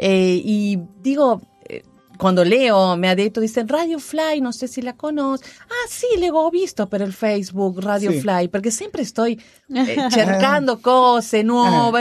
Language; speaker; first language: Italian; non-native, learner; Spanish